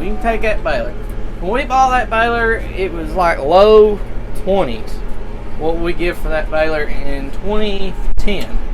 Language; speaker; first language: English; native; English